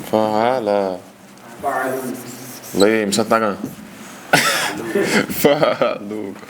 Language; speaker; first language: Arabic; non-native, fluent; Kashmiri